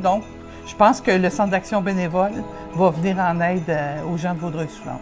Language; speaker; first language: French; native; French